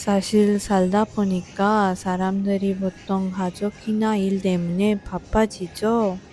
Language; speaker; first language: Korean; non-native, fluent; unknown